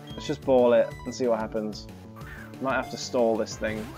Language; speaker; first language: English; native; English